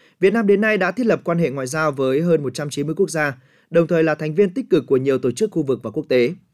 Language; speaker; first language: Vietnamese; native; Vietnamese